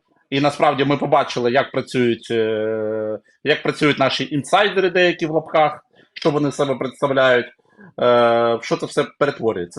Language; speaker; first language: Ukrainian; native; Ukrainian